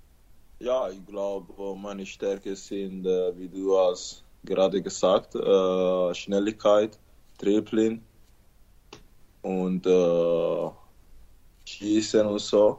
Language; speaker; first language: German; non-native, learner; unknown